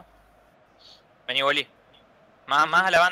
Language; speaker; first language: Spanish; native; Spanish